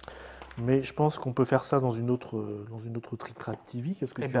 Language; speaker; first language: French; native; French